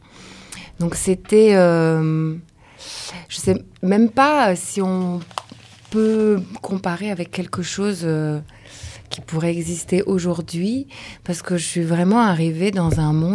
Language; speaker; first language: French; early bilingual, other home language; Lithuanian